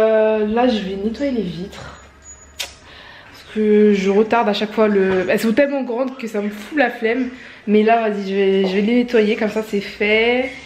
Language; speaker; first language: French; native; French